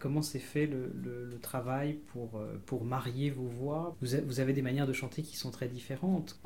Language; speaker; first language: French; native; French